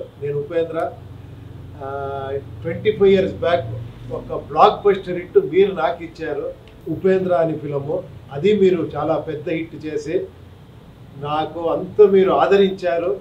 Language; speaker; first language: Telugu; non-native, local second language; Kannada